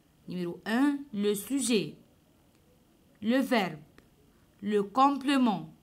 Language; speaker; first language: French; non-native, fluent; Arabic